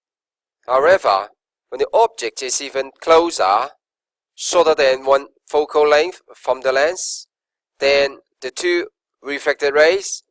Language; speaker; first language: English; non-native, local second language; Cantonese